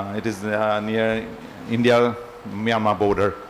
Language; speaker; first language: English; non-native, local second language; Assamese